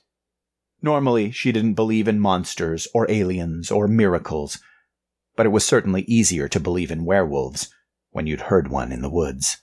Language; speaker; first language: English; native; English